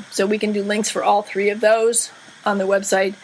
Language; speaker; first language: English; native; English